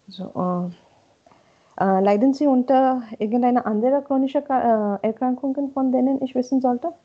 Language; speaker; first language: German; non-native, learner; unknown